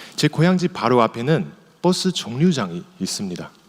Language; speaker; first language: Korean; non-native, fluent; Chinese